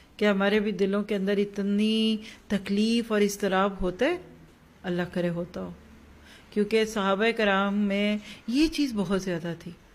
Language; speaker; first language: Urdu; native; Urdu